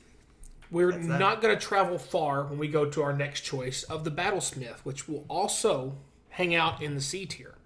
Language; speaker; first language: English; native; English